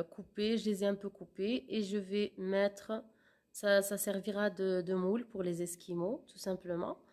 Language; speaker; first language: French; non-native, local second language; Arabic